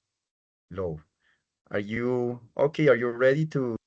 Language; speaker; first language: English; non-native, fluent; Spanish